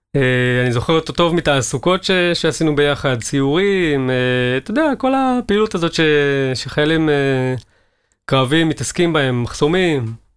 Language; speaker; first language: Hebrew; native; Hebrew